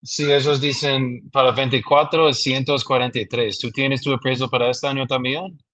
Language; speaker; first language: Spanish; non-native, learner; English